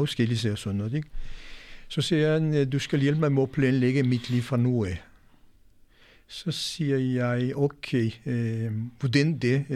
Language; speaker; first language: Danish; non-native, fluent; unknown